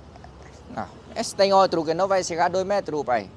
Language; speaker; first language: Portuguese; non-native, learner; Vietnamese